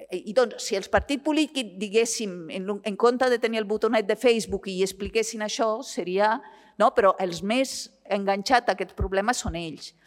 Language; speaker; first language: Catalan; non-native, fluent; Italian